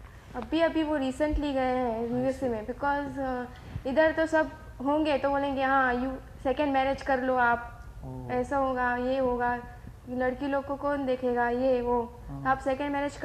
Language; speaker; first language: Hindi; native; Hindi